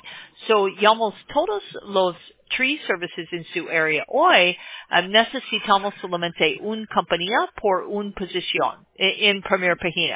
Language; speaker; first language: Spanish; non-native, learner; English